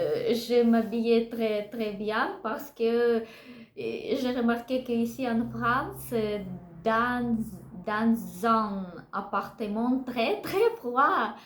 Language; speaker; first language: French; non-native, learner; Russian